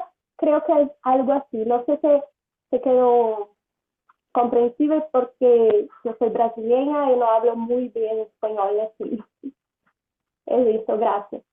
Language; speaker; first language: Spanish; non-native, learner; Portuguese